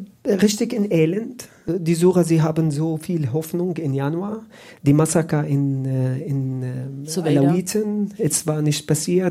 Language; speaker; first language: German; non-native, learner; Arabic